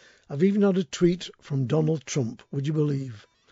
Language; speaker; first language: English; native; English